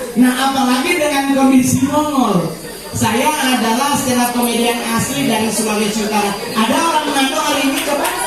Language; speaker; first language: Indonesian; native; Indonesian